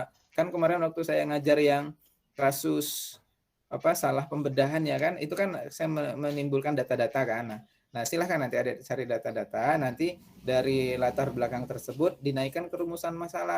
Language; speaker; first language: Indonesian; native; Indonesian